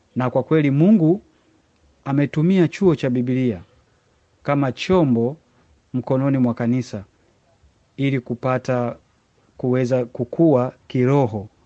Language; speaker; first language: Swahili; native; Swahili